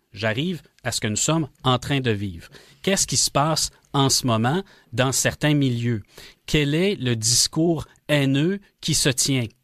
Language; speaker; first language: French; native; French